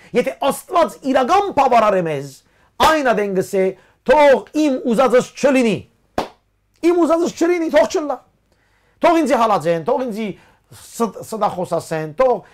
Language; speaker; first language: Armenian; early bilingual, heritage; Armenian